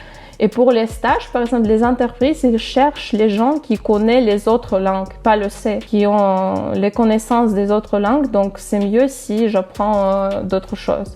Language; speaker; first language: French; non-native, fluent; Russian